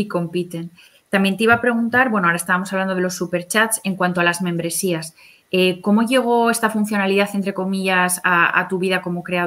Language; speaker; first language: Spanish; native; Spanish